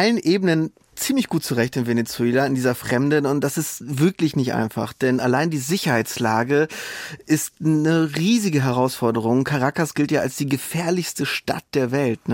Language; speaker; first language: German; native; German